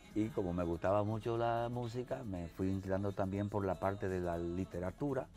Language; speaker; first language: Spanish; native; Spanish